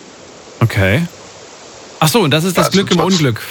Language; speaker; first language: German; native; German